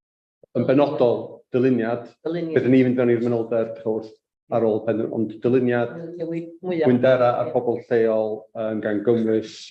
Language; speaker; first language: Welsh; native; Welsh